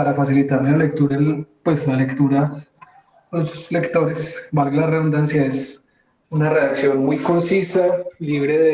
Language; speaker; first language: Spanish; native; Spanish